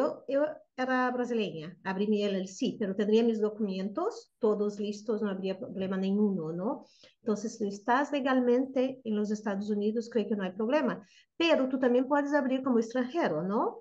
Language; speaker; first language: Spanish; non-native, fluent; Portuguese